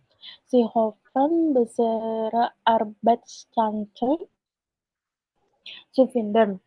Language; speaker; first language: German; non-native, learner; Indonesian